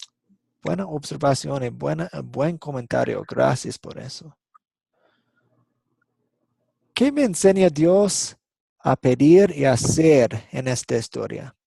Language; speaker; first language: Spanish; non-native, fluent; English